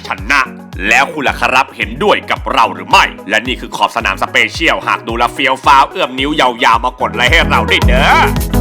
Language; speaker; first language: Thai; native; Thai